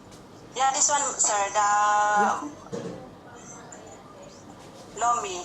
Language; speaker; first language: English; non-native, learner; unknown